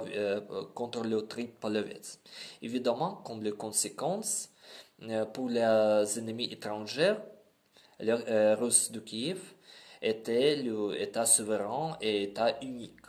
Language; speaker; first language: French; non-native, learner; Ukrainian